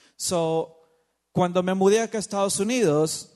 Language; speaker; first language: English; non-native, fluent; Spanish